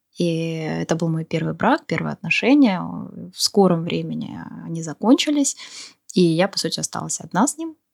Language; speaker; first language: Russian; native; Russian